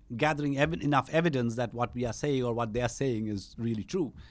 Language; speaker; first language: English; non-native, local second language; Bangla